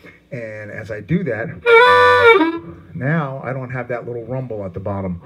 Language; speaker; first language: English; native; English